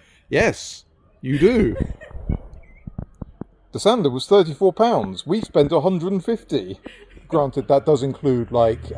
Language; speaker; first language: English; native; English